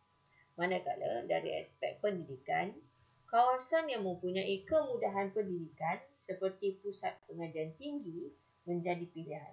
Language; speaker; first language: Malay; native; Malay